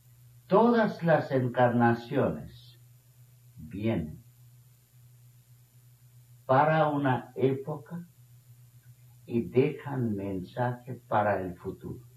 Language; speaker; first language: Spanish; non-native, fluent; Bangla